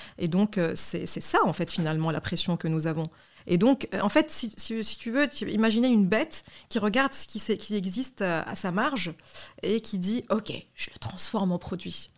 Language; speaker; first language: French; non-native, local second language; Arabic